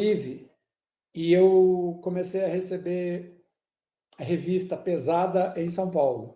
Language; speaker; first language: Portuguese; early bilingual, other home language; Guarani